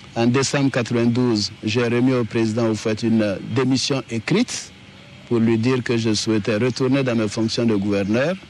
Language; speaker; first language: French; non-native, local second language; Dyula